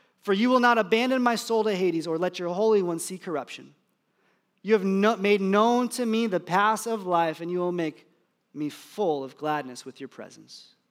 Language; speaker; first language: English; native; English